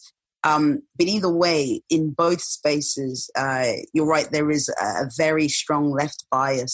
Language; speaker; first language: English; native; English